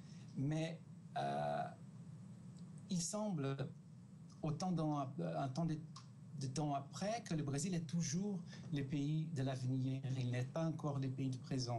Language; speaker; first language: French; non-native, fluent; Portuguese